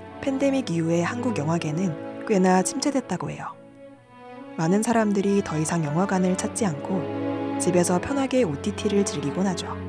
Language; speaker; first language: Korean; native; Korean